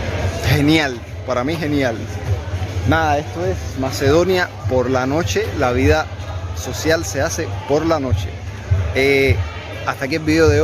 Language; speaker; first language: Spanish; native; Spanish